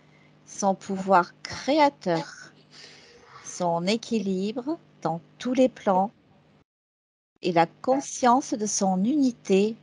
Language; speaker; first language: French; native; French